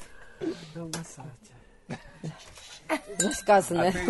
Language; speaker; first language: Russian; native; Russian